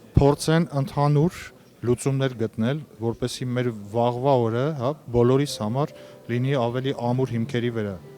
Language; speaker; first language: Armenian; native; Armenian